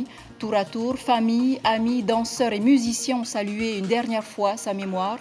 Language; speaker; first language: French; native; French